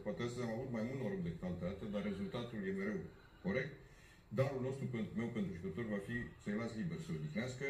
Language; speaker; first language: Romanian; native; Romanian